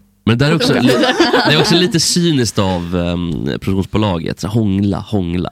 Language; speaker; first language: Swedish; native; Swedish